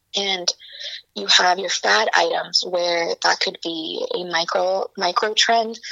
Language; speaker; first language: English; early bilingual, other home language; Chinese